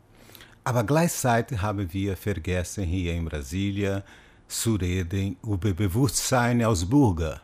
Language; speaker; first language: German; non-native, fluent; Portuguese